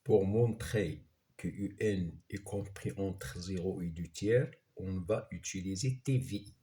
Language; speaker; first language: French; non-native, local second language; Arabic